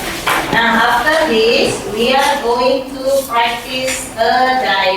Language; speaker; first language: English; non-native, fluent; Indonesian